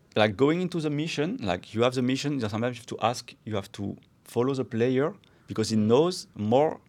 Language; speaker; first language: English; non-native, fluent; French